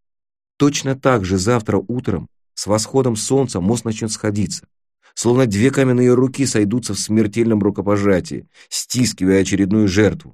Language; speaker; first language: Russian; native; Russian